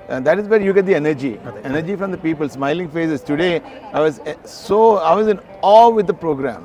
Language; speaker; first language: English; non-native, local second language; Malayalam